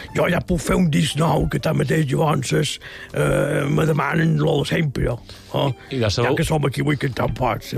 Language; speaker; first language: Catalan; native; Catalan